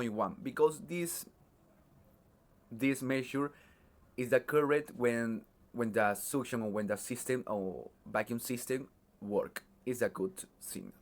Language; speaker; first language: English; non-native, learner; Spanish